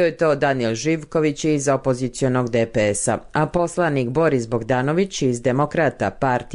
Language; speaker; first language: Croatian; native; Croatian